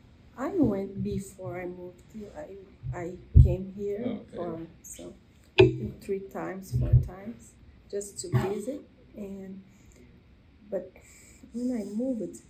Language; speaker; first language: English; non-native, learner; Portuguese